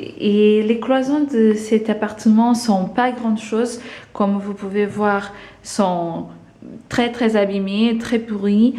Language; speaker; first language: French; non-native, fluent; Portuguese